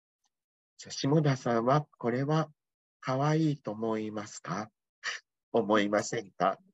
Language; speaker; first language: Japanese; non-native, fluent; Thai